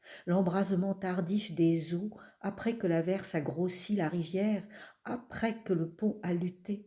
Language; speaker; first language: French; native; French